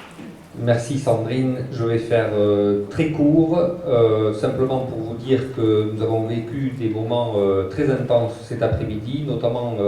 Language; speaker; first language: French; native; French